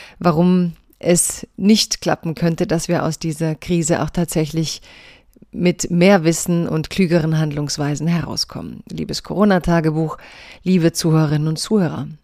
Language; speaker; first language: German; early bilingual, other home language; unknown